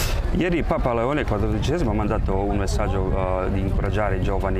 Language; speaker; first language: Italian; non-native, fluent; Croatian